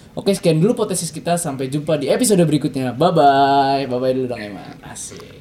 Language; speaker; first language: Indonesian; native; Indonesian